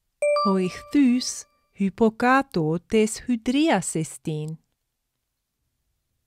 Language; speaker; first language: Greek; non-native, fluent; English